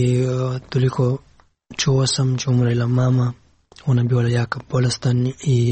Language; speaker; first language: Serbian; non-native, learner; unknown